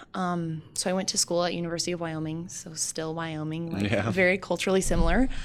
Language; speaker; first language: English; native; English